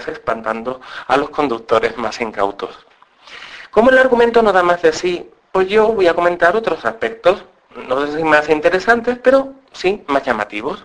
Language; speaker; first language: Spanish; native; Spanish